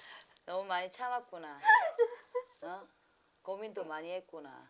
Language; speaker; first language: Korean; native; Korean